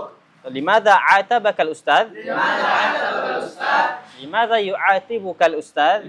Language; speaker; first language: Arabic; non-native, fluent; Indonesian